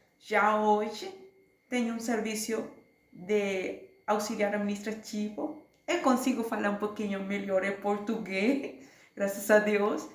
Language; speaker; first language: Portuguese; non-native, learner; Spanish